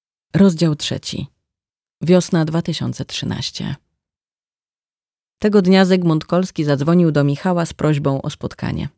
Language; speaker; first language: Polish; native; Polish